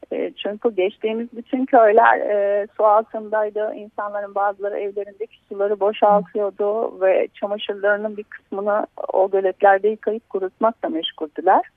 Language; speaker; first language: Turkish; native; Turkish